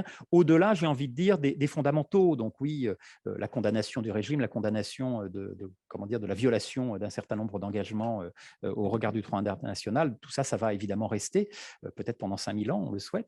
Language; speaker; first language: French; native; French